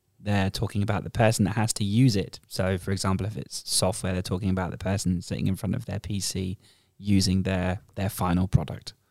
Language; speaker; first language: English; native; English